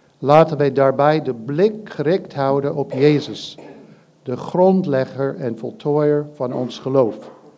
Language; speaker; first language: Dutch; non-native, fluent; English